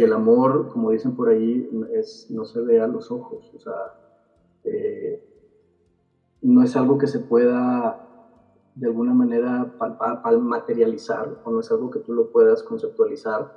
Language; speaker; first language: Spanish; native; Spanish